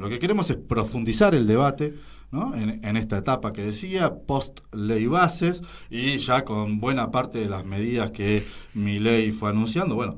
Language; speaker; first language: Spanish; native; Spanish